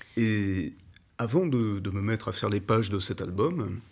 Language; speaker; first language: French; native; French